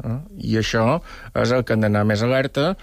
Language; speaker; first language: Catalan; native; Catalan